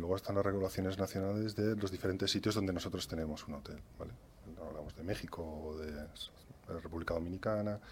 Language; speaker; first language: Spanish; native; Spanish